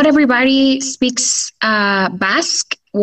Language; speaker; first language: English; non-native, fluent; Spanish